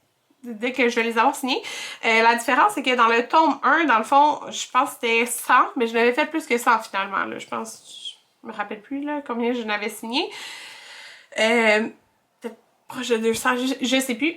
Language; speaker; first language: French; native; French